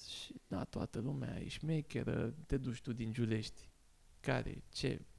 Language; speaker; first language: Romanian; native; Romanian